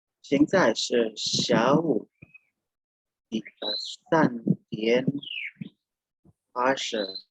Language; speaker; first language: Chinese; non-native, learner; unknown